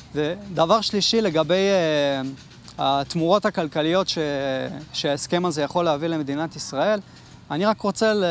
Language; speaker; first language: Hebrew; native; Hebrew